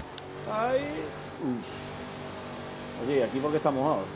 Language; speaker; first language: Spanish; native; Spanish